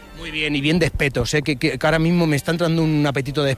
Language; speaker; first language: Spanish; native; Spanish